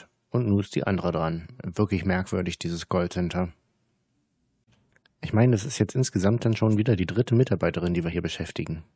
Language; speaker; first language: German; native; German